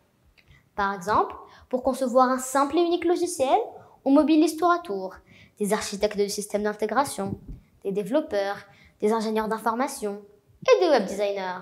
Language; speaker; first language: French; non-native, local second language; Arabic